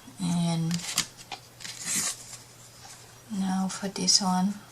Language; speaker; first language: English; non-native, learner; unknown